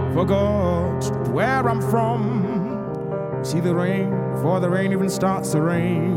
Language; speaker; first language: English; native; English